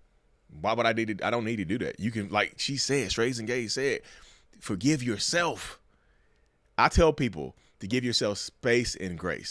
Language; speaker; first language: English; native; English